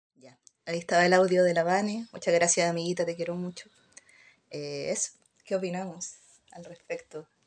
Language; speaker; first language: Spanish; native; Spanish